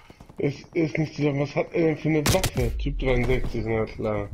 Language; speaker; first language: German; native; German